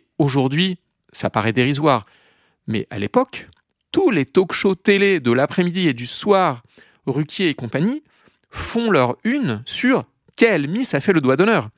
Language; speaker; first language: French; native; French